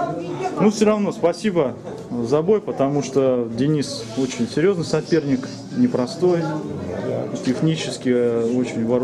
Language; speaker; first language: Russian; native; Russian